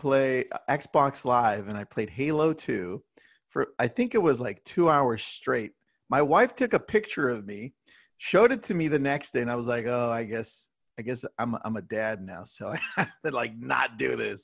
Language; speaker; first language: English; native; English